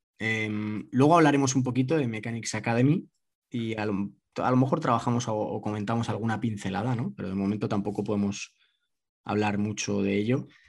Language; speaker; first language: Spanish; native; Spanish